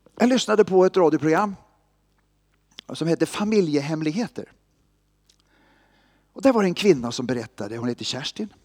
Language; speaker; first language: Swedish; native; Swedish